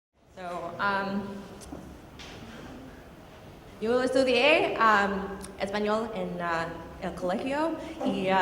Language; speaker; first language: Spanish; non-native, learner; English